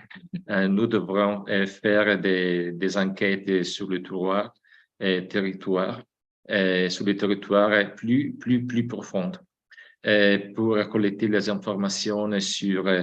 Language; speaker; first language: French; non-native, fluent; Italian